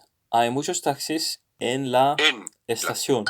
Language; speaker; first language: Spanish; non-native, learner; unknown